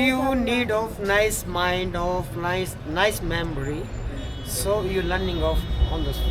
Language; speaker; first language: English; non-native, learner; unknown